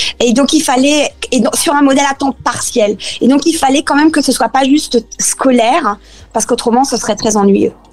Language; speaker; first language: French; early bilingual, other home language; Spanish